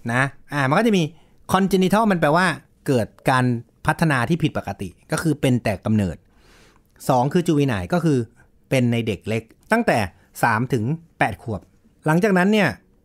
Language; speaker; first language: Thai; native; Thai